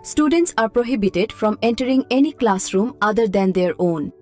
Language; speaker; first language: English; non-native, local second language; Bangla